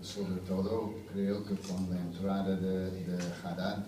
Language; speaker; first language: Spanish; non-native, fluent; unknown